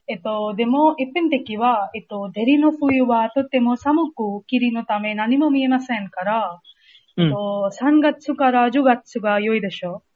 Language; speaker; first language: Japanese; non-native, learner; Hindi